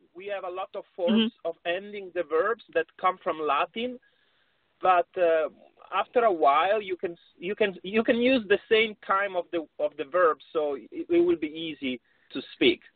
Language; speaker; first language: English; non-native, fluent; Italian